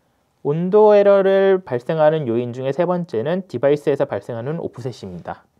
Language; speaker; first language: Korean; native; Korean